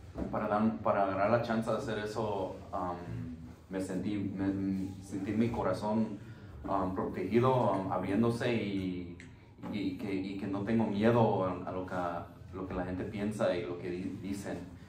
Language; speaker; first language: Spanish; early bilingual, heritage; Spanish